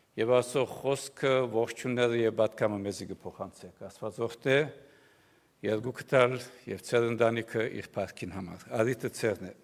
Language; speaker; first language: Armenian; early bilingual, heritage; Armenian